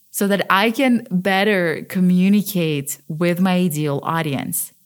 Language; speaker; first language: English; early bilingual, other home language; Russian